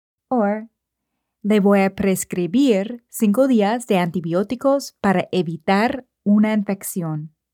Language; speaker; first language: Spanish; non-native, fluent; English